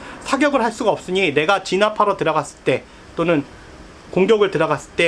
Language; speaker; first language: Korean; native; Korean